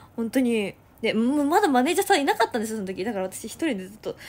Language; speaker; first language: Japanese; native; Japanese